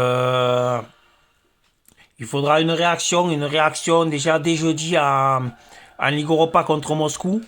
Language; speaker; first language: French; native; French